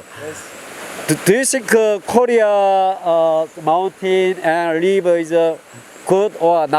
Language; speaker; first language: English; non-native, learner; Korean